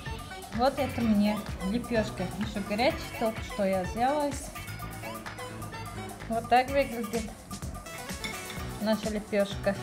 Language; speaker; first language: Russian; non-native, learner; Tajik